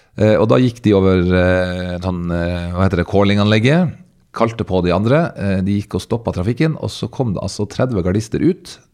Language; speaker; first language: Norwegian; native; Norwegian